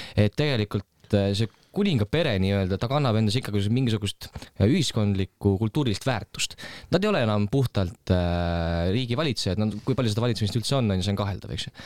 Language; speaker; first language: Estonian; native; Estonian